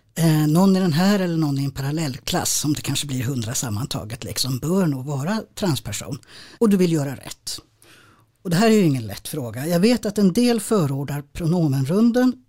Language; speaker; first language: Swedish; native; Swedish